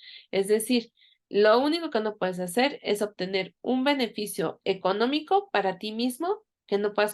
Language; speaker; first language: Spanish; native; Spanish